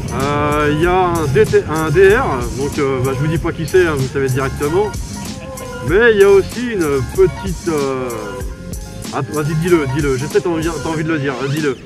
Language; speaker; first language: French; native; French